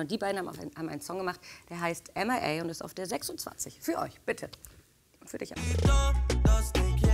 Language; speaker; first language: German; native; German